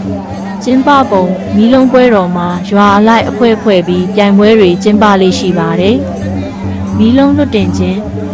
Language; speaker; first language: Burmese; non-native, local second language; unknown